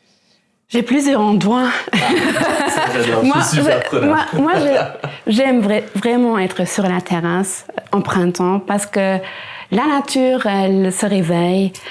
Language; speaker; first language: French; non-native, local second language; Luxembourgish